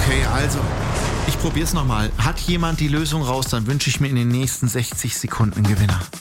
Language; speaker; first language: German; native; German